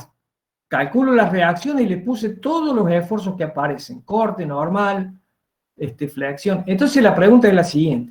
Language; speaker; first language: Spanish; native; Spanish